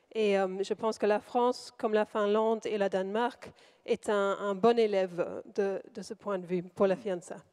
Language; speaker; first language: French; non-native, fluent; English